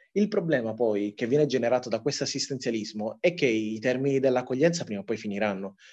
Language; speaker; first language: Italian; early bilingual, other home language; Tigrinya